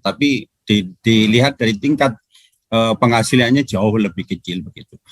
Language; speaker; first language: Indonesian; native; Indonesian